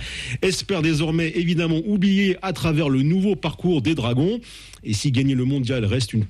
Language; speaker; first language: French; native; French